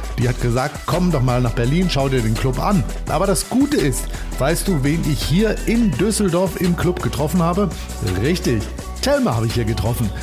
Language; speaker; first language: German; native; German